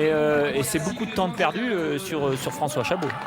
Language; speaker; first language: French; native; French